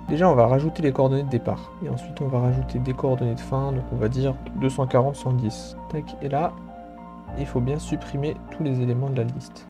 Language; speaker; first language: French; native; French